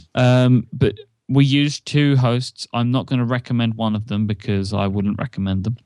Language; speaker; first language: English; native; English